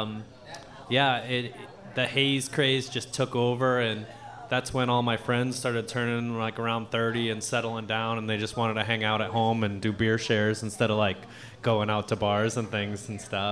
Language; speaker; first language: English; native; English